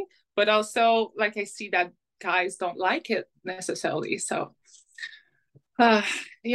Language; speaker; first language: English; non-native, fluent; French